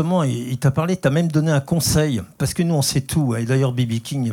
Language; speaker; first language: French; native; French